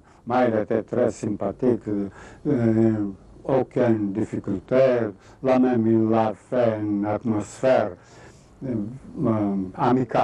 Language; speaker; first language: French; non-native, fluent; Serbian